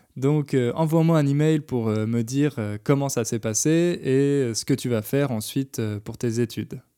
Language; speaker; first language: French; native; French